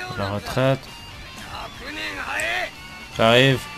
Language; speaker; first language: French; native; French